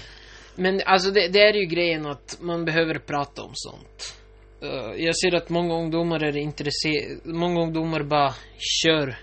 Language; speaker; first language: Swedish; non-native, local second language; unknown